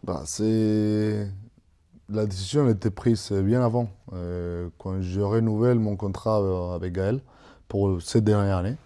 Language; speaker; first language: French; non-native, fluent; Spanish